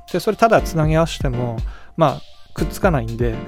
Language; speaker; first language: Japanese; native; Japanese